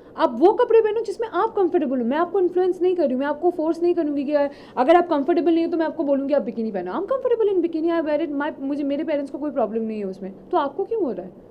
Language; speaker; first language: Hindi; non-native, local second language; Bangla